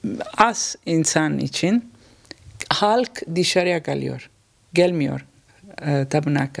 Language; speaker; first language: Turkish; non-native, learner; Italian